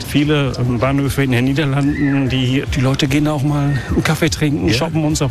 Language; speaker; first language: German; native; German